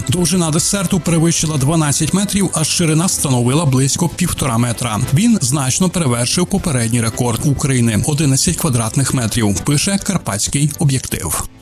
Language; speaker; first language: Ukrainian; non-native, local second language; Hungarian